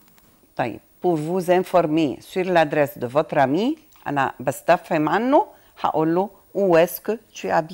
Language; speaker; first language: French; non-native, fluent; Arabic